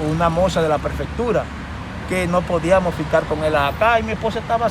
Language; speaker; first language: Portuguese; non-native, learner; Spanish